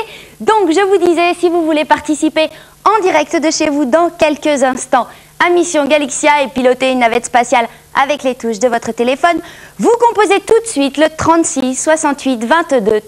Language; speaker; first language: French; native; French